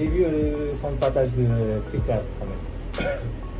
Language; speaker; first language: French; non-native, learner; Japanese